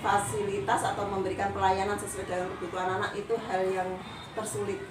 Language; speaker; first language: Indonesian; native; Indonesian